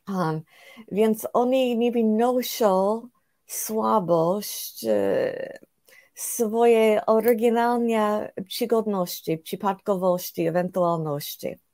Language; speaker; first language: Polish; non-native, fluent; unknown